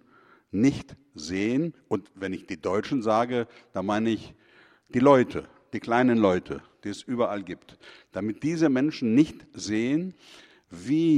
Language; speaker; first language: German; non-native, fluent; Greek